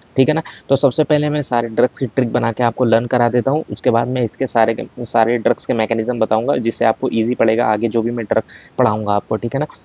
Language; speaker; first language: Hindi; native; Hindi